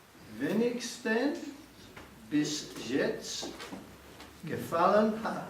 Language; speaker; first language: German; non-native, learner; English